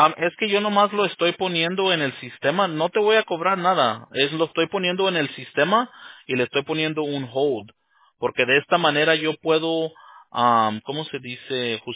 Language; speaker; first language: Spanish; early bilingual, heritage; Spanish